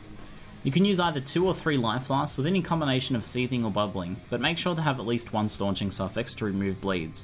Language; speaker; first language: English; native; English